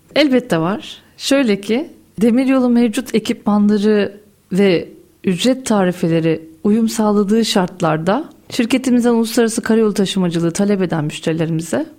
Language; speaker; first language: Turkish; native; Turkish